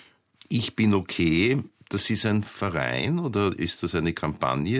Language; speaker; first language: German; native; German